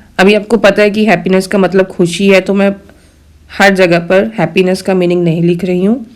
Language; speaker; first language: Hindi; native; Hindi